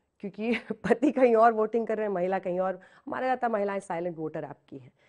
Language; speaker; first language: Hindi; native; Hindi